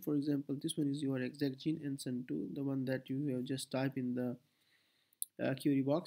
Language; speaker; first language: English; non-native, local second language; Urdu